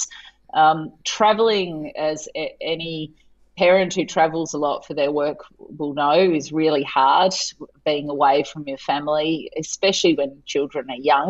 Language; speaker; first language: English; native; English